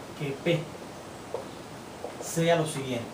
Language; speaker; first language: Spanish; native; Spanish